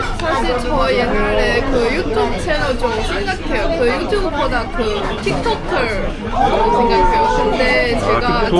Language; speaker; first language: Korean; non-native, learner; Chinese